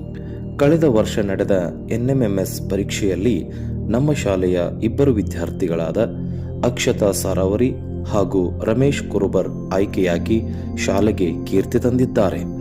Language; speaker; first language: Kannada; native; Kannada